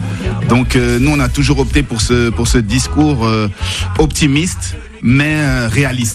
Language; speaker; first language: French; native; French